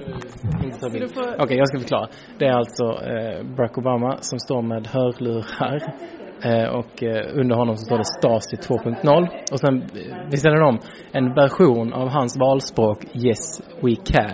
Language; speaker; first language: Swedish; native; Swedish